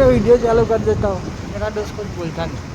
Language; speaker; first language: Hindi; non-native, local second language; Gujarati